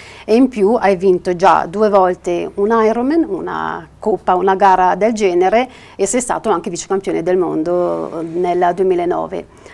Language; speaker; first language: Italian; native; Italian